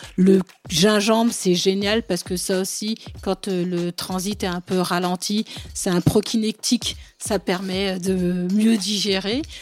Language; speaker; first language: French; early bilingual, other home language; Bambara